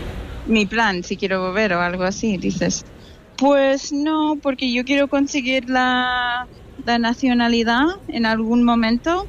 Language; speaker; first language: Spanish; non-native, fluent; English